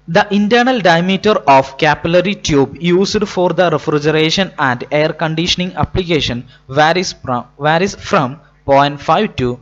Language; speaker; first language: English; non-native, local second language; Malayalam